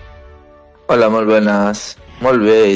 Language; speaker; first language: Catalan; non-native, fluent; Arabic